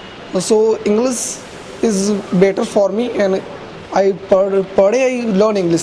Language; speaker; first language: English; non-native, learner; Hindi